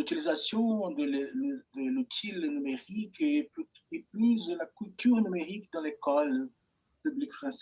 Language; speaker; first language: French; non-native, fluent; Portuguese